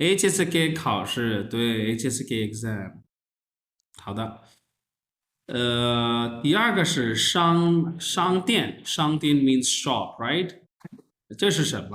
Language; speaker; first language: Chinese; non-native, fluent; Urdu